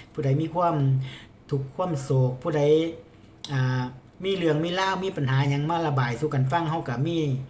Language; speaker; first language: Thai; native; Thai